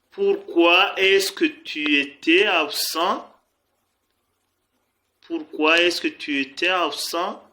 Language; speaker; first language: French; non-native, fluent; Kinyarwanda